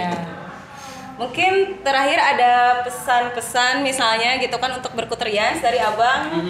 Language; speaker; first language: Indonesian; native; Indonesian